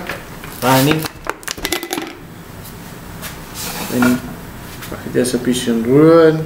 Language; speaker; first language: German; non-native, learner; Italian